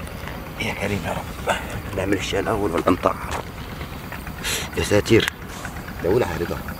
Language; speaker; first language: Arabic; native; Arabic